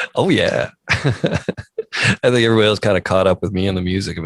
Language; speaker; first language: English; native; English